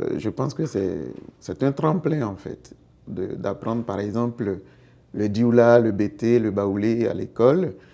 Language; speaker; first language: French; non-native, local second language; Baoulé